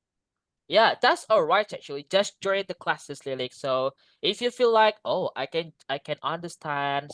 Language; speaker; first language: English; non-native, fluent; Indonesian